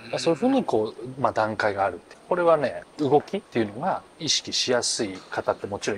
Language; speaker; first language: Japanese; native; Japanese